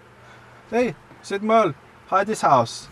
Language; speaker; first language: German; non-native, learner; English